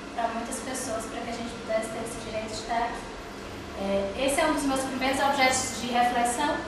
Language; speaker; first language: Portuguese; native; Portuguese